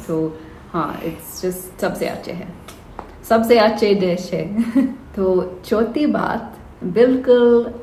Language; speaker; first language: Hindi; non-native, learner; English